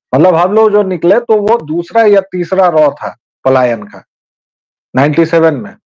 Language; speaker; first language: Hindi; native; Hindi